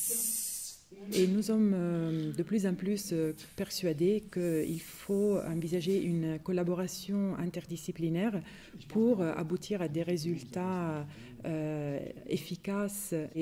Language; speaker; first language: French; native; French